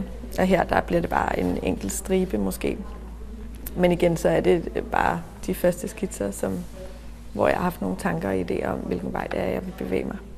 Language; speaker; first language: Danish; native; Danish